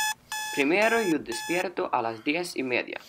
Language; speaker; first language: Spanish; non-native, learner; English